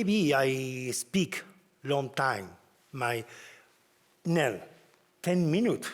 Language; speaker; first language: English; non-native, learner; Spanish